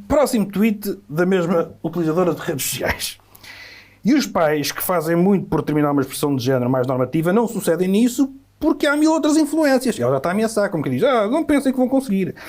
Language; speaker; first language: Portuguese; native; Portuguese